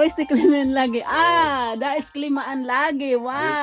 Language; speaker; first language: German; non-native, learner; Filipino